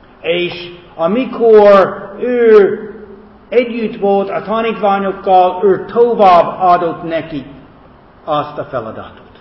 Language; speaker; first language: Hungarian; non-native, fluent; English